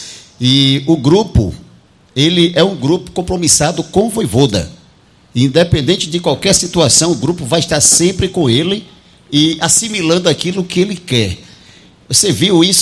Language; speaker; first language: Portuguese; native; Portuguese